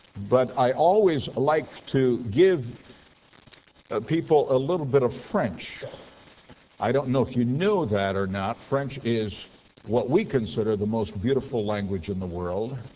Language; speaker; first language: English; non-native, fluent; French